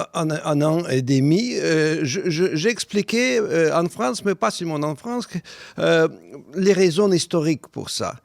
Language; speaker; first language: French; non-native, fluent; Russian